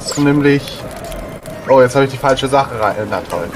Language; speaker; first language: German; native; German